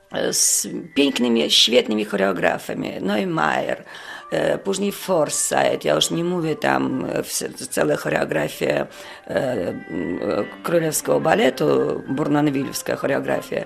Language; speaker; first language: Polish; non-native, fluent; Russian